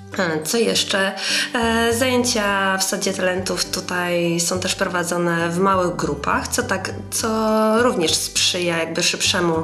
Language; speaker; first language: Polish; non-native, fluent; Ukrainian